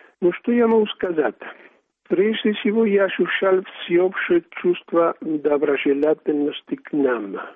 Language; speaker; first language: Russian; non-native, fluent; Spanish